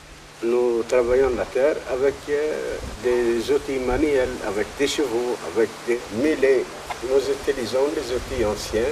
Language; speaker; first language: French; non-native, fluent; Arabic